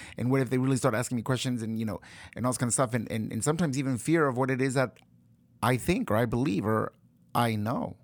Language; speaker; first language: English; early bilingual, other home language; Spanish